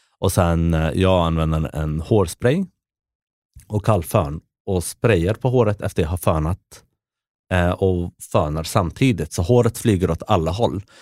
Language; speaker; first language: Swedish; early bilingual, other home language; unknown